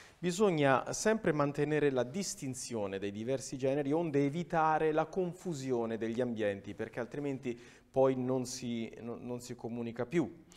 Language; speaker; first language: Italian; native; Italian